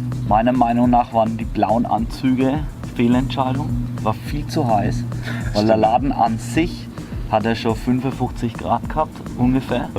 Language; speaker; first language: German; native; German